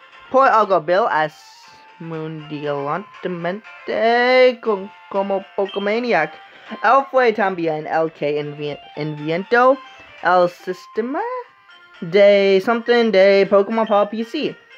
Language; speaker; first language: Spanish; non-native, learner; English